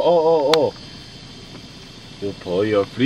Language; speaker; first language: Italian; non-native, learner; English